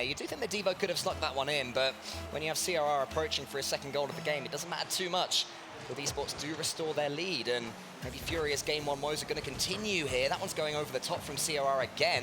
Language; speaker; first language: English; native; English